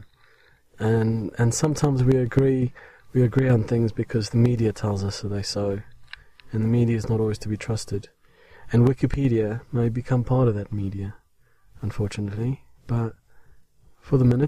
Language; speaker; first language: English; native; English